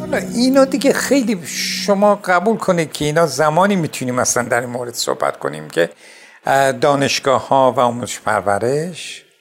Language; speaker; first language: Persian; non-native, local second language; Azerbaijani